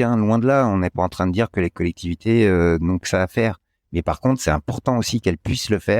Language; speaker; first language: French; native; French